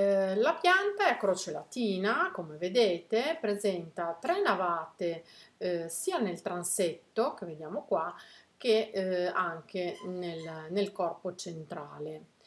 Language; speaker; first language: Italian; native; Italian